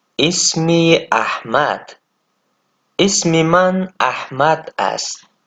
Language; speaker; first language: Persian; native; Persian